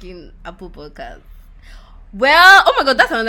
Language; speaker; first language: English; non-native, local second language; Yoruba